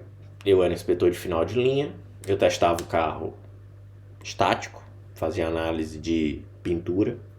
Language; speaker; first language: Portuguese; native; Portuguese